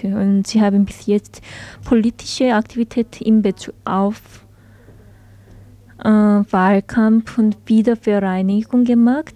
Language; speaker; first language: German; non-native, learner; Korean